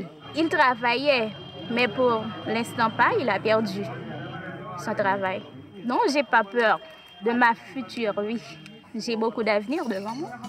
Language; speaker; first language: French; non-native, local second language; Haitian Creole